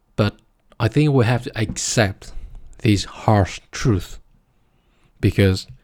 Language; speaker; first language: English; non-native, fluent; Vietnamese